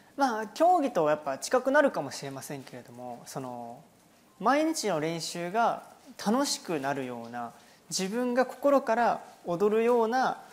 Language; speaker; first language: Japanese; native; Japanese